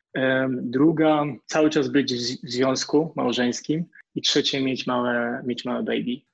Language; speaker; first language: Polish; native; Polish